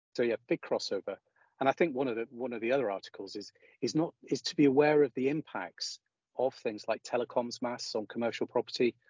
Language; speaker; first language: English; native; English